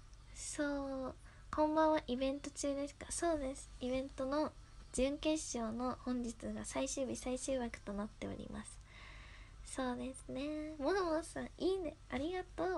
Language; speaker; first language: Japanese; native; Japanese